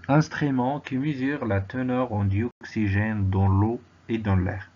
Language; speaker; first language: French; non-native, local second language; Arabic